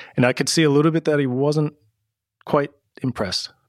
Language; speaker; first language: English; native; English